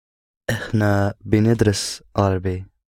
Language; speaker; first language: Arabic; non-native, learner; English